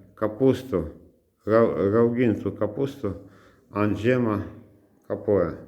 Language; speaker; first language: Lithuanian; non-native, local second language; Russian